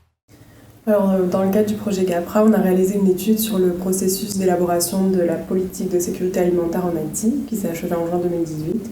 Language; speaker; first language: French; native; French